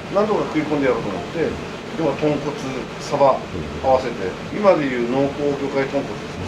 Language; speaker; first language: Japanese; native; Japanese